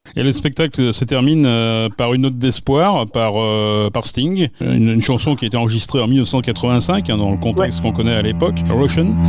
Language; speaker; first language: French; native; French